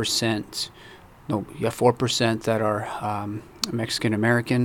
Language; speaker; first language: English; early bilingual, other home language; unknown